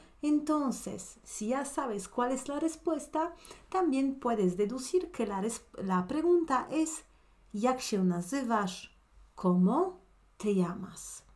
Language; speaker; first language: Spanish; non-native, fluent; Polish